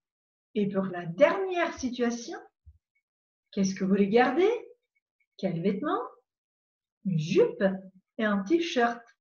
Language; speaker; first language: French; non-native, fluent; Macedonian